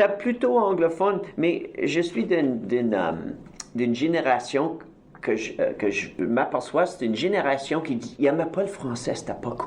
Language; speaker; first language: French; native; French